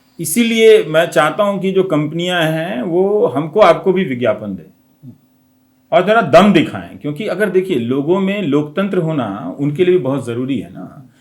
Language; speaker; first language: Hindi; non-native, local second language; Bhojpuri